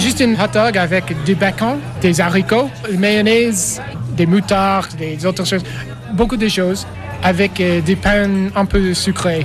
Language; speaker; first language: French; non-native, learner; English